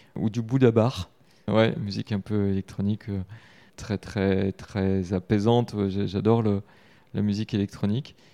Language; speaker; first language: French; native; French